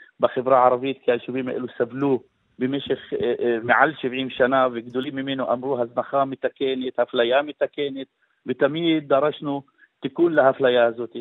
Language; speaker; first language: Hebrew; non-native, local second language; Arabic